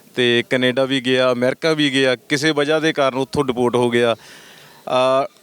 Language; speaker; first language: Punjabi; native; Punjabi